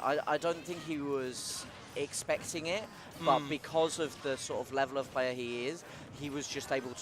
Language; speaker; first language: English; native; English